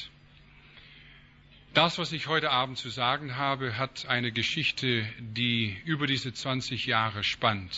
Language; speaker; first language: German; non-native, fluent; English